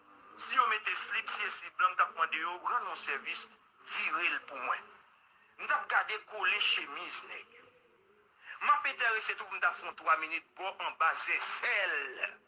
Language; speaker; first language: Haitian Creole; native; Haitian Creole